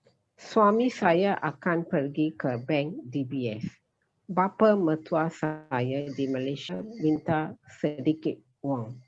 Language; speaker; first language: Indonesian; non-native, learner; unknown